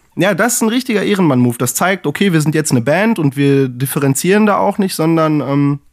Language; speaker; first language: German; native; German